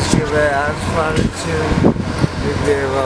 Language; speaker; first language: Danish; non-native, fluent; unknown